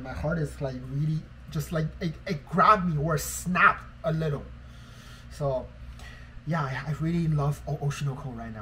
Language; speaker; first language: English; non-native, fluent; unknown